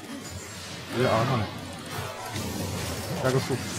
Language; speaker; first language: Chinese; native; Chinese